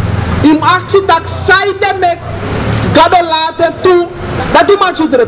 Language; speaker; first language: Dutch; non-native, local second language; Sranan Tongo